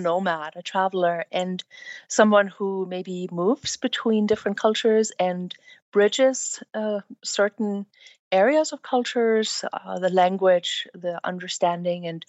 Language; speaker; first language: English; non-native, fluent; German